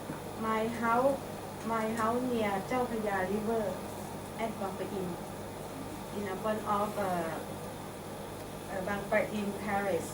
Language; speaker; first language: English; non-native, learner; Thai